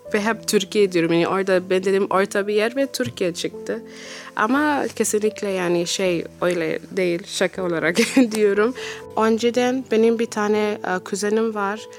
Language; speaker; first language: Turkish; non-native, learner; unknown